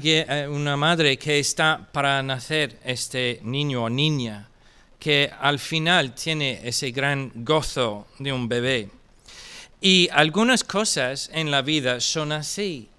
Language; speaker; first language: Spanish; non-native, fluent; English